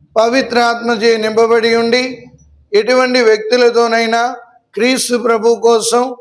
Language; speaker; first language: Telugu; native; Telugu